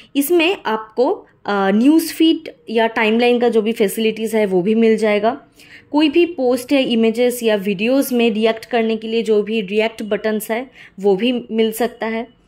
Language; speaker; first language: Hindi; non-native, local second language; Bangla